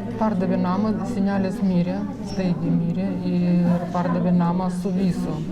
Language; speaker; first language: Lithuanian; non-native, local second language; Polish